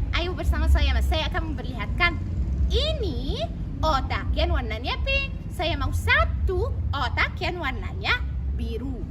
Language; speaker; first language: Indonesian; non-native, fluent; Arabic